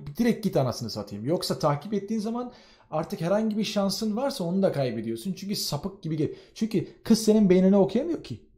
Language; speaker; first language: Turkish; native; Turkish